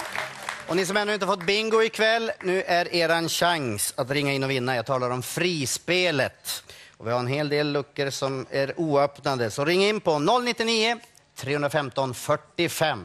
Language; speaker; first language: Swedish; native; Swedish